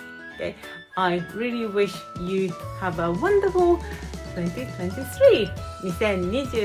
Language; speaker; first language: English; non-native, fluent; Japanese